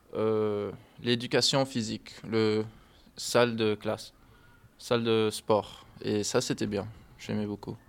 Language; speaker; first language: French; non-native, fluent; English